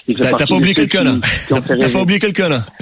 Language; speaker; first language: French; native; French